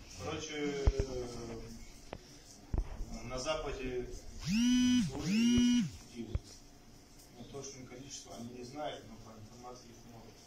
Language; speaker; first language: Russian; non-native, fluent; Arabic